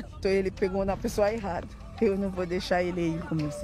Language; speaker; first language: Portuguese; non-native, learner; Haitian Creole